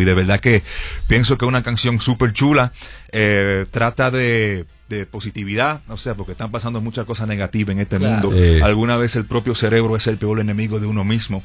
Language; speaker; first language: Spanish; early bilingual, heritage; Spanish